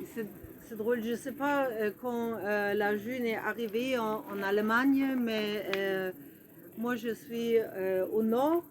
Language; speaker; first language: French; non-native, fluent; German